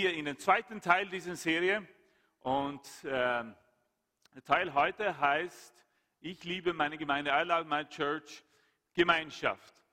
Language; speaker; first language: German; non-native, fluent; Swedish